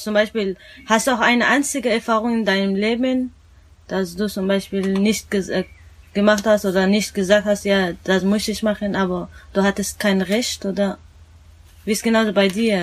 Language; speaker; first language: German; non-native, learner; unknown